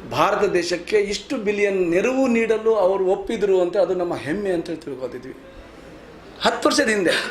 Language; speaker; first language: Kannada; non-native, local second language; Lambadi